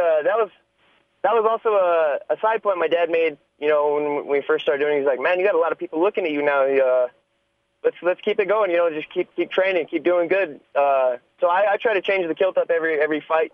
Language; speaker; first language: English; native; English